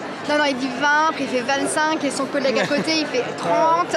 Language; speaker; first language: French; native; French